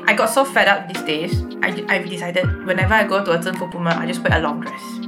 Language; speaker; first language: English; non-native, local second language; Chinese